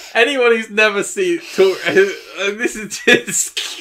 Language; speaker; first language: English; native; English